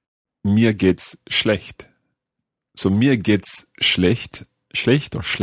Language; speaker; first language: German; non-native, learner; English